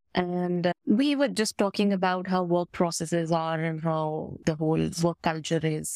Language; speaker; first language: English; non-native, local second language; Hindi